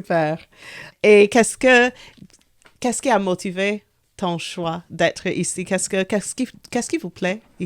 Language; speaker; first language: French; non-native, local second language; English